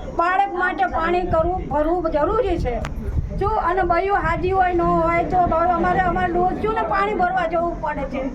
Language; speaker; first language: Gujarati; native; Gujarati